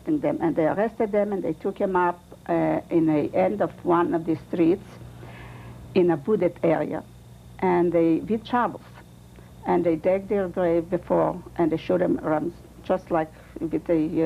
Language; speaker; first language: English; non-native, fluent; Russian